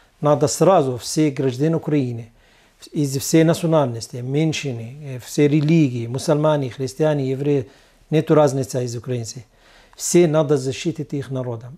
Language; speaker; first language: Russian; non-native, learner; Arabic